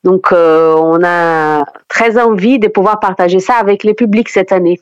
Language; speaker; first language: French; non-native, fluent; Portuguese